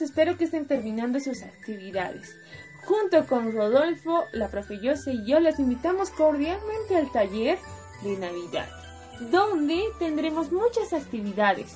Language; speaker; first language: Spanish; native; Spanish